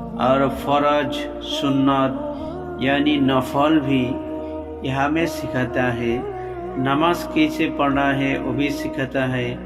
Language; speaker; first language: Hindi; non-native, local second language; Bangla